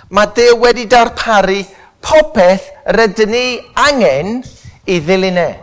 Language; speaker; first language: Welsh; non-native, local second language; English